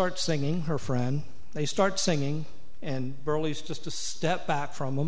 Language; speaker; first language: English; native; English